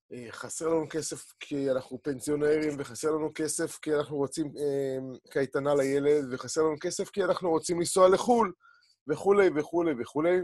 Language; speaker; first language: Hebrew; native; Hebrew